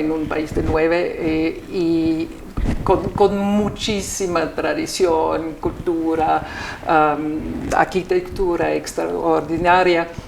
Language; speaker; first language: Spanish; non-native, fluent; German